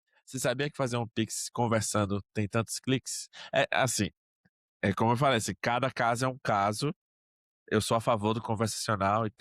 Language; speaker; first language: Portuguese; native; Portuguese